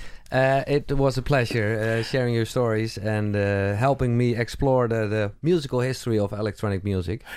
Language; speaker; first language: English; non-native, fluent; Dutch